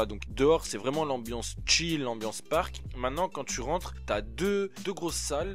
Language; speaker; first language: French; native; French